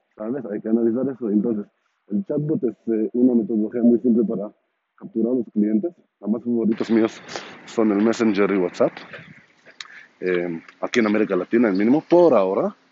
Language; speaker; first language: Spanish; non-native, fluent; Hebrew